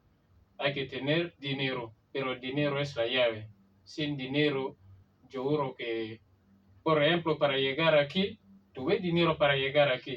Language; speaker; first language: Spanish; non-native, learner; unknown